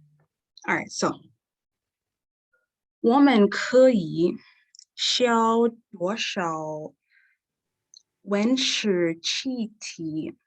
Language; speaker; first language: Chinese; non-native, learner; English